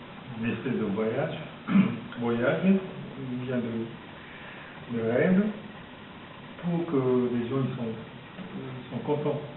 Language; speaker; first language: French; non-native, fluent; Japanese